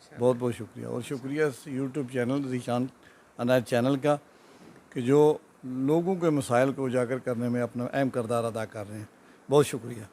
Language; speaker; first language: Urdu; non-native, local second language; Punjabi